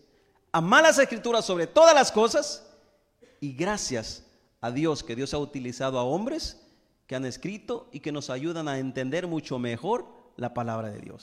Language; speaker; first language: Spanish; native; Spanish